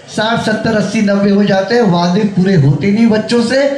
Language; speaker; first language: Hindi; non-native, local second language; Marathi